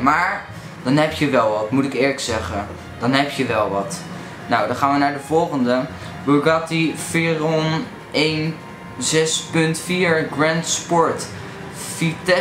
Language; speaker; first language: Dutch; native; Dutch